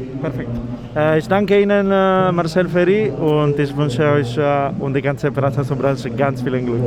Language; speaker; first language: German; non-native, fluent; Italian